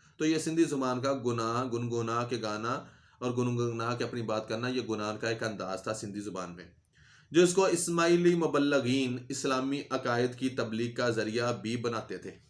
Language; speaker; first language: Urdu; non-native, local second language; Punjabi